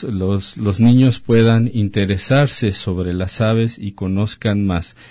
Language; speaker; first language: Spanish; native; Spanish